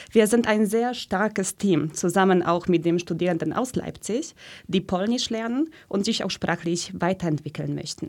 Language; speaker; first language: German; early bilingual, other home language; Polish